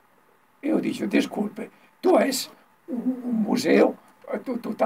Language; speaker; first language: Spanish; non-native, learner; Italian